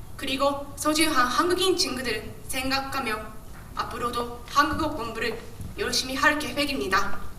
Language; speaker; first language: Korean; non-native, fluent; Japanese